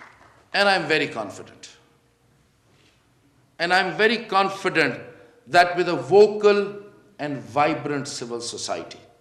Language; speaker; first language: English; non-native, local second language; Urdu